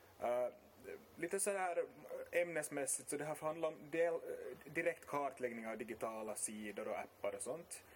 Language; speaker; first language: Swedish; native; Swedish